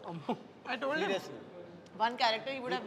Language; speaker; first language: Telugu; non-native, local second language; Bangla